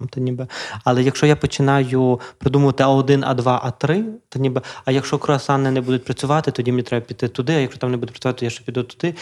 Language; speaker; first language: Ukrainian; native; Ukrainian